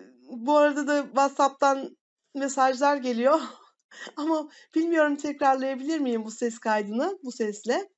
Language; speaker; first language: Turkish; native; Turkish